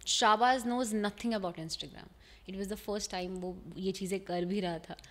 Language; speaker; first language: Hindi; native; Hindi